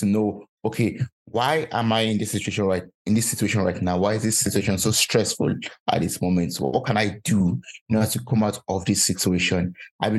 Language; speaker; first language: English; non-native, local second language; Yoruba